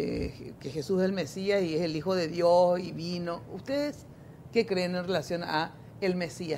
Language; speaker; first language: Spanish; native; Spanish